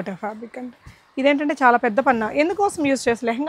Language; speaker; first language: Telugu; native; Telugu